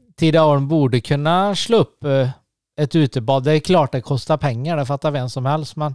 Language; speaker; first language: Swedish; native; Swedish